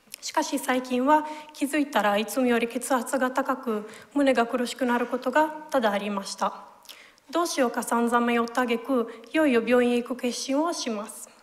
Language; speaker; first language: Japanese; non-native, fluent; Italian